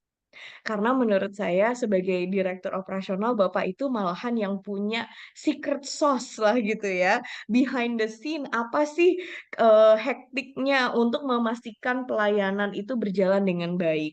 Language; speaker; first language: Indonesian; native; Indonesian